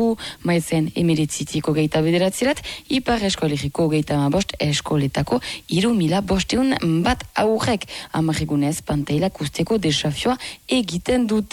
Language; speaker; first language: Basque; native; Basque